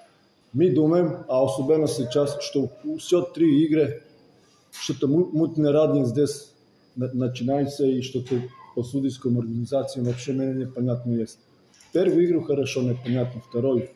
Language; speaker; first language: Russian; non-native, fluent; Serbian